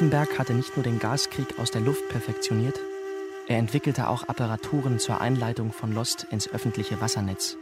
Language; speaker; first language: German; native; German